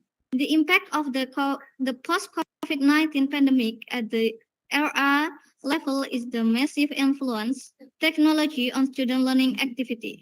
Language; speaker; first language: English; non-native, learner; Indonesian